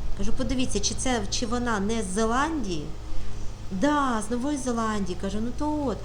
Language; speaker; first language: Ukrainian; native; Ukrainian